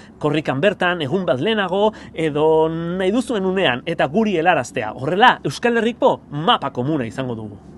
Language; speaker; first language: Basque; native; Basque